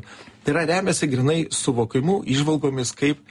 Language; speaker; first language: Lithuanian; native; Lithuanian